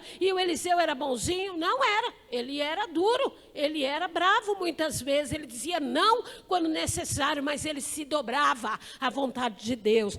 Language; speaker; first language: Portuguese; native; Portuguese